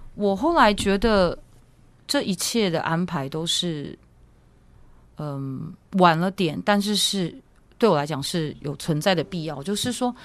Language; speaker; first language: Chinese; native; Chinese